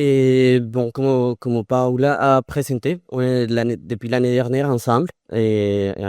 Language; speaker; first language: French; non-native, fluent; Spanish